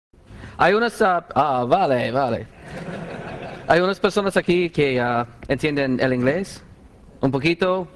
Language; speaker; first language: Spanish; non-native, learner; English